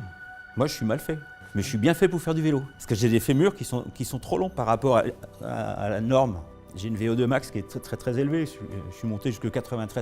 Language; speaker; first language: French; native; French